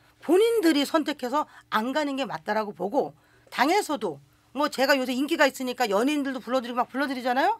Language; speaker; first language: Korean; native; Korean